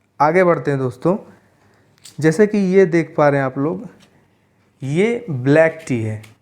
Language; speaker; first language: Hindi; native; Hindi